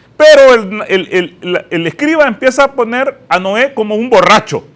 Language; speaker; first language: Spanish; native; Spanish